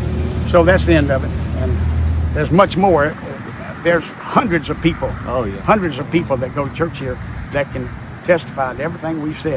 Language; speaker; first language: English; native; English